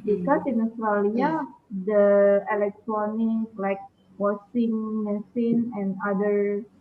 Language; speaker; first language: English; non-native, learner; Indonesian